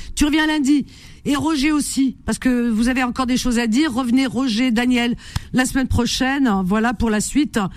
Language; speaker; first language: French; native; French